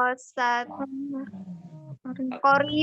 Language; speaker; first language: Arabic; non-native, learner; Indonesian